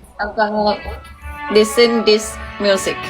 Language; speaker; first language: English; non-native, learner; Thai